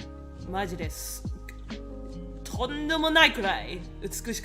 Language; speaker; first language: Japanese; non-native, learner; English